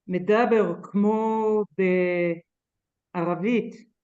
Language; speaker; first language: Hebrew; non-native, learner; French